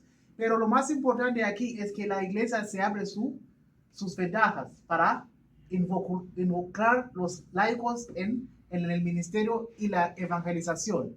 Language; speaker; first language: Spanish; non-native, learner; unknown